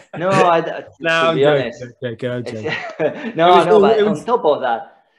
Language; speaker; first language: English; non-native, fluent; Spanish